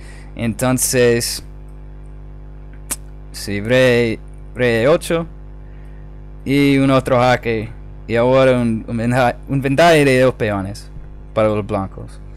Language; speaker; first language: Spanish; non-native, fluent; English